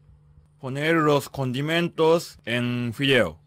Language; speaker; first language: Spanish; non-native, learner; Japanese